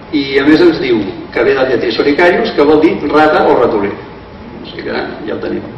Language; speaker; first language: Catalan; native; Catalan